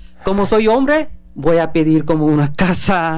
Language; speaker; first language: Spanish; non-native, learner; Bangla